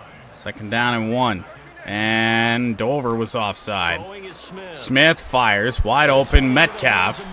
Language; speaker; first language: English; native; English